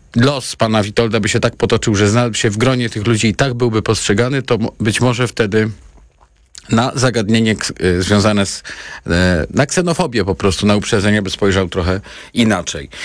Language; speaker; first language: Polish; native; Polish